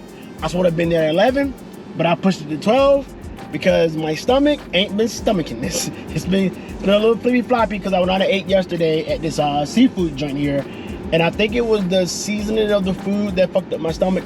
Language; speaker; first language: English; native; English